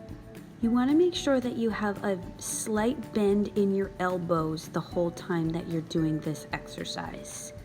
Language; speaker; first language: English; native; English